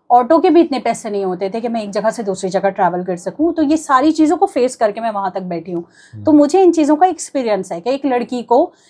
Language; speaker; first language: Urdu; native; Urdu